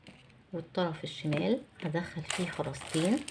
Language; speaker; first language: Arabic; native; Arabic